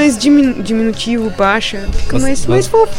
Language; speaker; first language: Portuguese; non-native, fluent; Russian